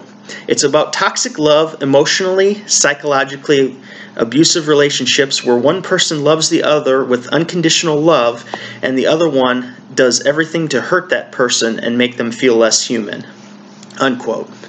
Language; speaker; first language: English; native; English